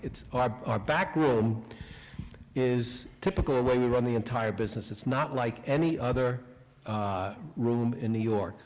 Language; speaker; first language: English; native; English